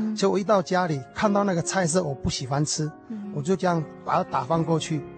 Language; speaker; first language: Chinese; native; Chinese